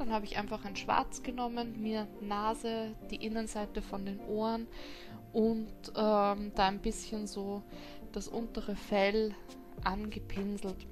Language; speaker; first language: German; native; German